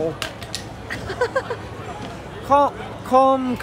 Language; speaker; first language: Japanese; non-native, learner; Korean